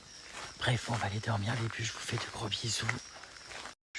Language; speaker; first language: French; native; French